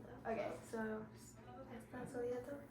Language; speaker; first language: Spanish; non-native, learner; English